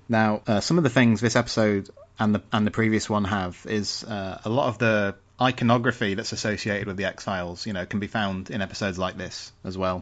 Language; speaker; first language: English; native; English